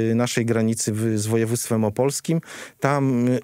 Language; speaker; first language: Polish; native; Polish